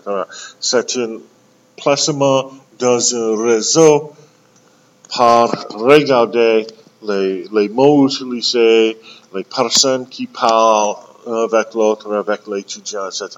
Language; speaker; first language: French; non-native, local second language; English